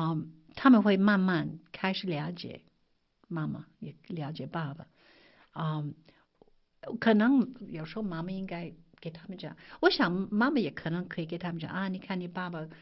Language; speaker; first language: Chinese; non-native, fluent; English